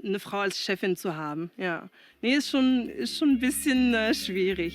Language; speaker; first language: German; early bilingual, heritage; German